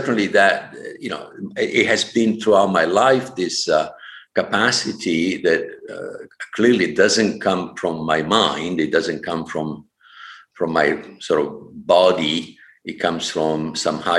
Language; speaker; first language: English; non-native, fluent; Italian